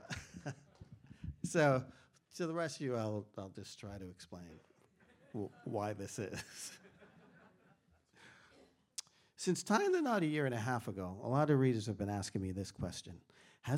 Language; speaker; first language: English; native; English